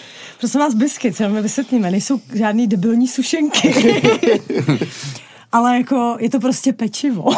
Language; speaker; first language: Czech; native; Czech